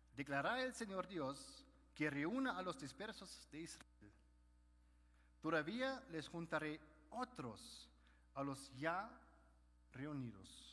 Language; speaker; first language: Spanish; non-native, fluent; German